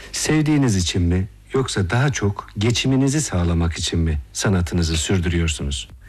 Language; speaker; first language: Turkish; native; Turkish